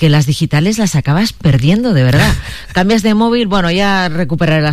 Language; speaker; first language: Spanish; native; Spanish